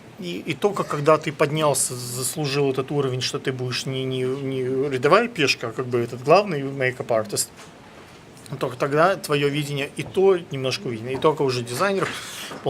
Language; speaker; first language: Russian; native; Russian